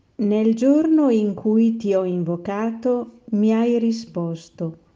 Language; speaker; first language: Italian; non-native, learner; Spanish